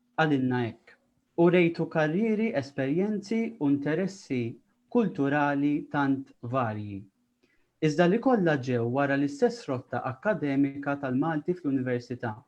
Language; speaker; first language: Maltese; native; Maltese